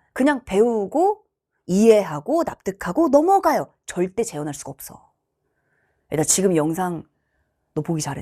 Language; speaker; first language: Korean; native; Korean